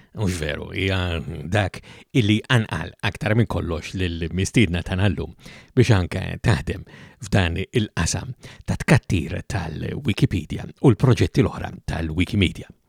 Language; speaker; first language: Maltese; native; Maltese